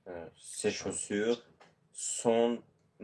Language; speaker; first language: French; non-native, learner; Azerbaijani